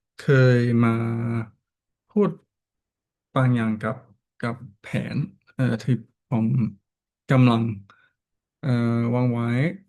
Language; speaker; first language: Thai; non-native, learner; English